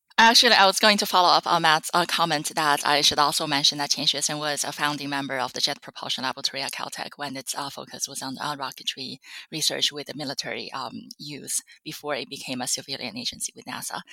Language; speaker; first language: English; non-native, fluent; Chinese